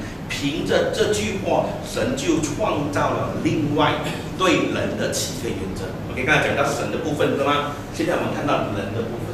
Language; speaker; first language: Chinese; native; Chinese